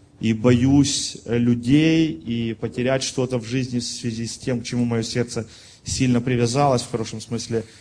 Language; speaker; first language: Russian; native; Russian